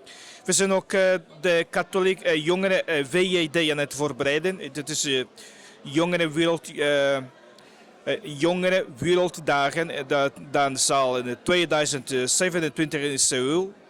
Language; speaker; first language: Dutch; non-native, fluent; Portuguese